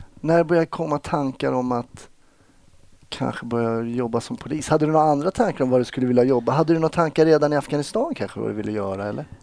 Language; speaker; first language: Swedish; native; Swedish